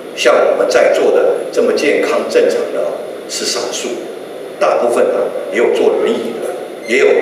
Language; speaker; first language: Chinese; native; Chinese